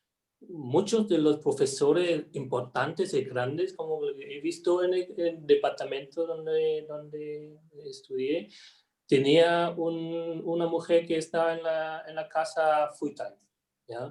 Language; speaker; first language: Spanish; non-native, fluent; German